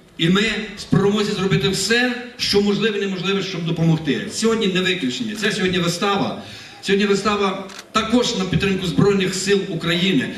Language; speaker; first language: Ukrainian; native; Ukrainian